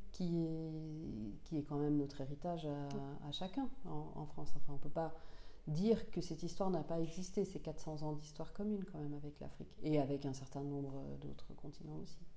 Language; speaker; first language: French; non-native, local second language; Finnish